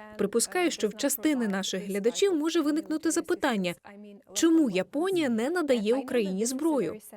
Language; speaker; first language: Ukrainian; native; Ukrainian